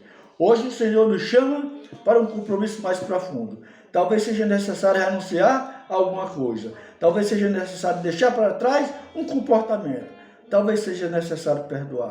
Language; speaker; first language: Portuguese; native; Portuguese